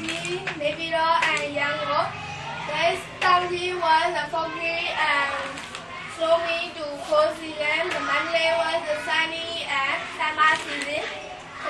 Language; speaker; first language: English; non-native, learner; Burmese